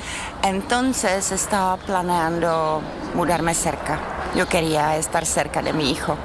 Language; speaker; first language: Spanish; non-native, learner; Czech